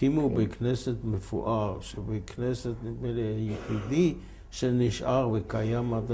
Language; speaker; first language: Hebrew; non-native, fluent; German